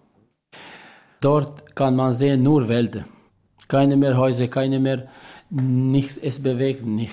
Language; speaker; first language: German; non-native, learner; Albanian